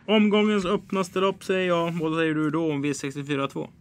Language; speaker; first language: Swedish; native; Swedish